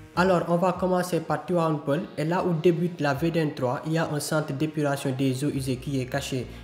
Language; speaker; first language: French; non-native, local second language; Wolof